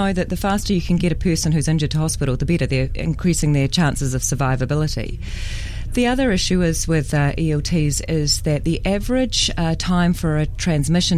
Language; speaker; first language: English; native; English